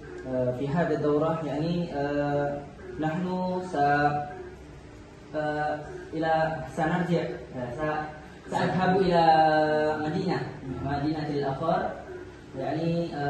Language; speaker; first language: Arabic; non-native, learner; Indonesian